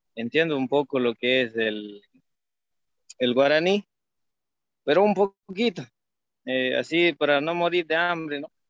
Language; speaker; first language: Spanish; native; Spanish